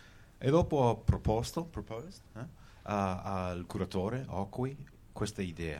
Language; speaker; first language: Italian; early bilingual, heritage; Venetian